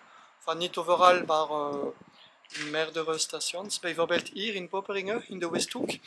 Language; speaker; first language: Dutch; non-native, fluent; French